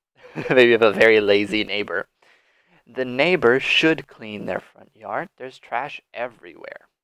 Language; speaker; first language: English; native; English